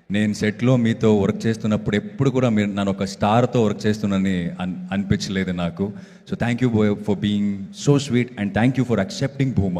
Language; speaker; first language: Telugu; non-native, fluent; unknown